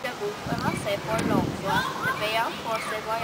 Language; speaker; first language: French; non-native, learner; English